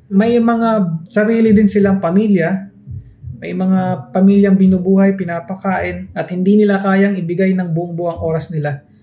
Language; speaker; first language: Filipino; non-native, local second language; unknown